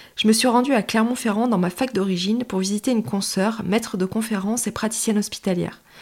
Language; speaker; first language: French; native; French